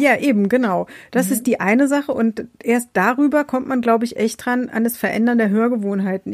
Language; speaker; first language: German; native; German